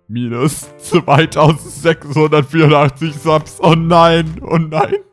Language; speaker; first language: German; native; German